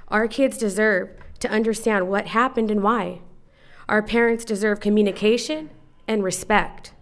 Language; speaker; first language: English; native; English